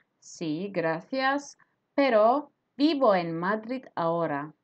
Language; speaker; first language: Spanish; non-native, fluent; Turkish